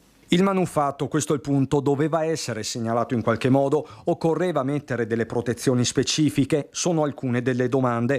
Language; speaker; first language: Italian; native; Italian